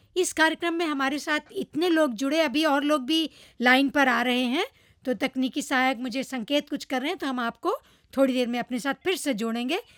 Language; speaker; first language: Hindi; non-native, local second language; Morisyen